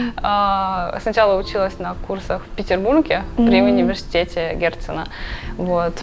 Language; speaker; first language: Russian; native; Russian